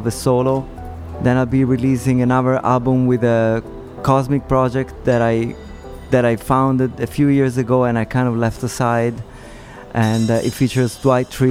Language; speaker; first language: English; non-native, fluent; Italian